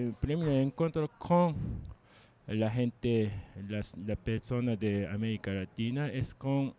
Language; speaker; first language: Spanish; non-native, learner; Japanese